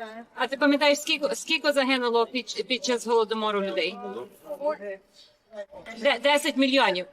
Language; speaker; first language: Ukrainian; early bilingual, heritage; Ukrainian